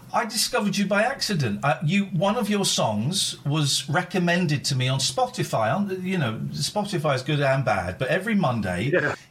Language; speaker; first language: English; native; English